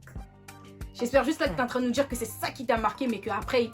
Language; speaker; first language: French; native; French